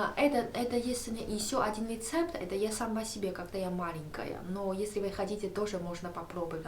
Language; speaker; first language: Russian; non-native, learner; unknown